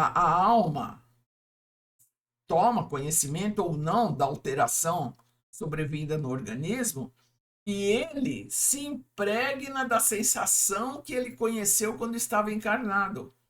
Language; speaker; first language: Portuguese; native; Portuguese